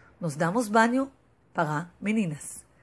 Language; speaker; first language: Portuguese; non-native, fluent; Hebrew